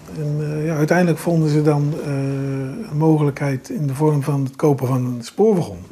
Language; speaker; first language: Dutch; native; Dutch